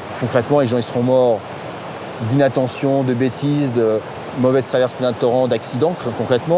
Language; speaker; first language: French; native; French